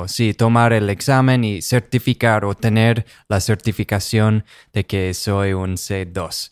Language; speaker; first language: Spanish; non-native, fluent; English